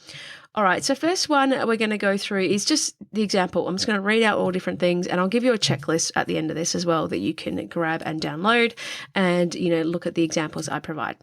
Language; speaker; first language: English; native; English